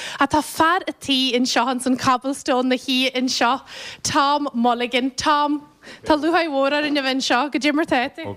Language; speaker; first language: Irish; native; Irish